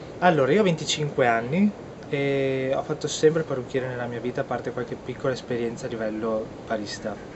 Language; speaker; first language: Italian; native; Italian